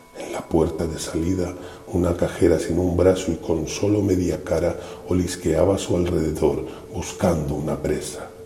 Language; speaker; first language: Spanish; native; Spanish